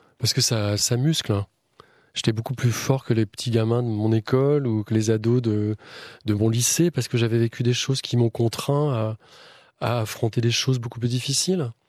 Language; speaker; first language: French; native; French